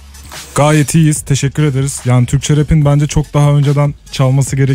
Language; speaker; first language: Turkish; native; Turkish